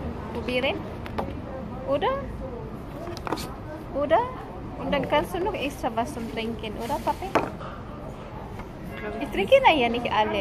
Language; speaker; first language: German; non-native, learner; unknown